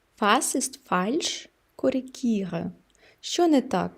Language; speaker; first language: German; non-native, fluent; Ukrainian